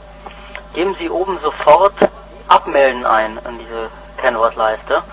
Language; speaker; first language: German; native; German